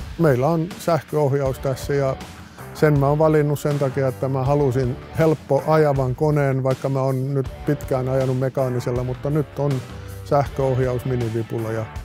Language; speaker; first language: Finnish; non-native, local second language; Swedish